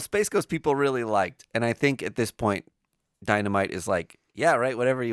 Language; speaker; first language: English; native; English